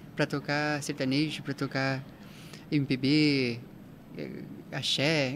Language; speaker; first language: Portuguese; native; Portuguese